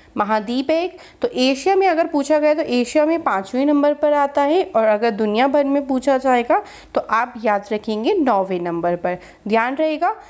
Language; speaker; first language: Hindi; native; Hindi